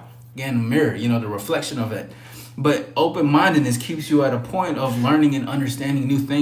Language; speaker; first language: English; native; English